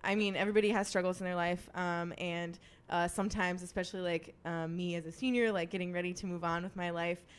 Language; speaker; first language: English; native; English